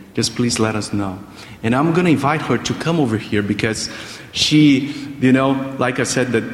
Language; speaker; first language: English; non-native, fluent; Portuguese